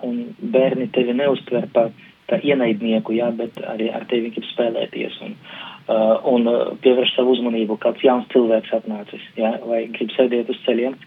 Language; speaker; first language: Latvian; non-native, local second language; Russian